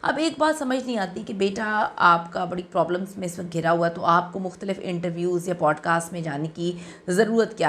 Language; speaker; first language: Urdu; native; Urdu